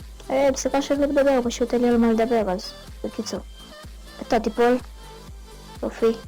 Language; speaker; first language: Hebrew; native; Hebrew